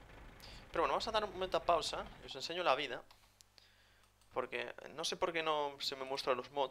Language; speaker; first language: Spanish; native; Spanish